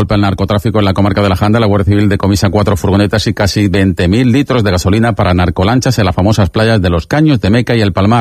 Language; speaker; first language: Spanish; native; Spanish